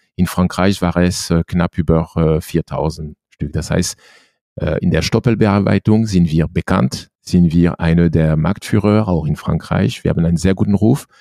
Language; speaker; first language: German; non-native, fluent; French